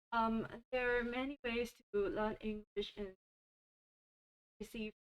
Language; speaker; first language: English; non-native, learner; Thai